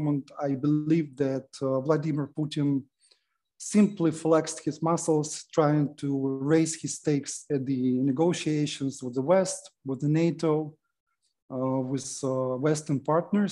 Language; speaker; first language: English; non-native, fluent; Russian